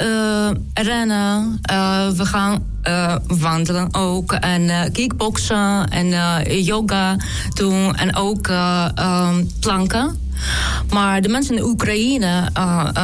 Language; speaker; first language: Dutch; non-native, learner; Ukrainian